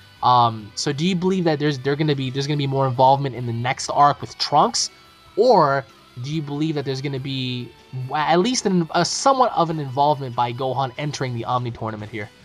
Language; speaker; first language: English; native; English